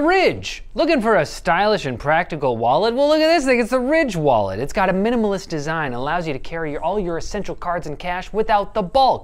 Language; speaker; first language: English; native; English